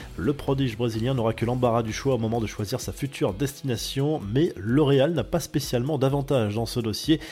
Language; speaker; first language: French; native; French